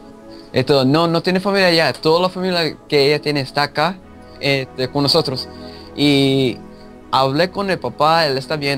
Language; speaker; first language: Spanish; early bilingual, heritage; English